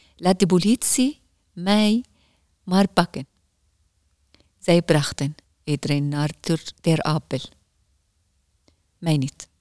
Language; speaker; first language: Dutch; non-native, learner; Arabic